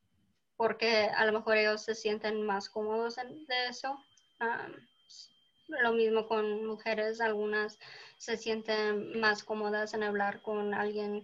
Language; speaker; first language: Spanish; early bilingual, heritage; Spanish